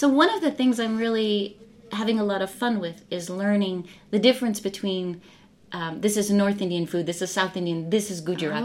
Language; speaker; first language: English; native; English